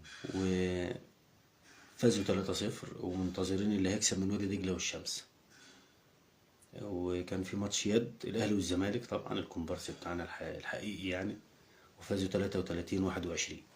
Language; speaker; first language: Arabic; native; Arabic